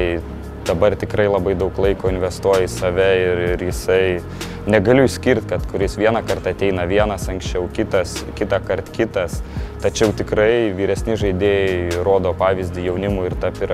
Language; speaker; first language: Lithuanian; native; Lithuanian